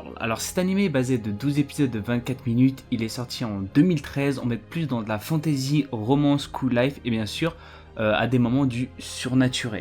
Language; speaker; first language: French; native; French